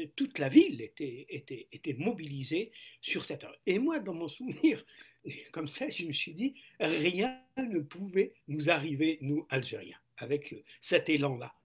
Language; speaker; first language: French; non-native, local second language; Arabic